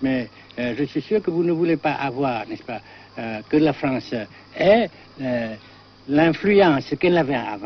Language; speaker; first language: French; non-native, fluent; Vietnamese